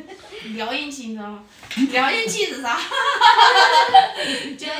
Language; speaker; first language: Chinese; native; Chinese